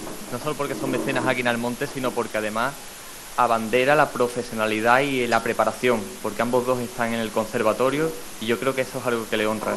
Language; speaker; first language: Spanish; native; Spanish